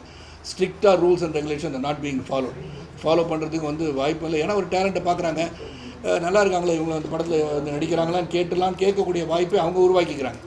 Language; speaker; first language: Tamil; native; Tamil